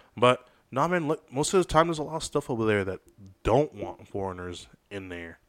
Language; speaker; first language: English; early bilingual, other home language; Spanish